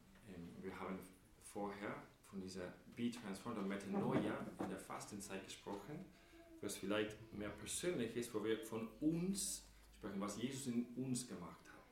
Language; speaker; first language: German; non-native, fluent; English